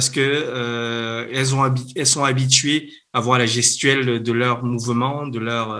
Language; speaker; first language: French; native; French